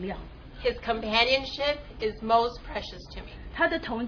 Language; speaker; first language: English; non-native, fluent; Portuguese